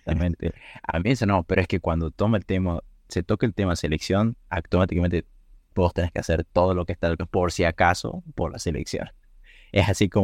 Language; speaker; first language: Spanish; native; Spanish